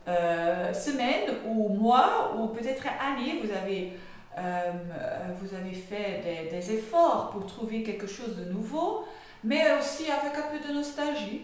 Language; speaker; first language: French; non-native, fluent; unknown